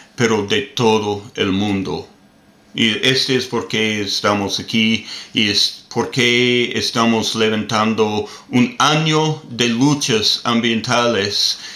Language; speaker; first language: Spanish; non-native, learner; English